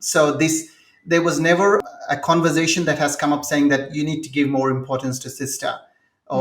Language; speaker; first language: English; non-native, local second language; Telugu